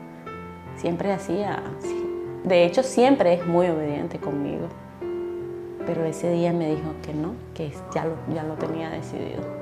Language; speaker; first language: Spanish; native; Spanish